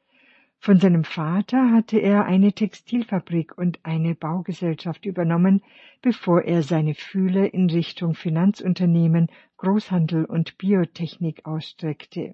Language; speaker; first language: German; native; German